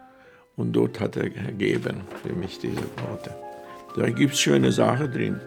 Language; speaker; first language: German; non-native, fluent; Hungarian